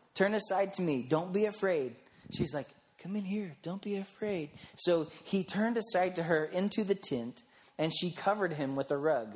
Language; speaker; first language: English; native; English